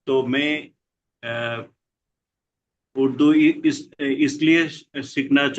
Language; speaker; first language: Hindi; non-native, learner; Bangla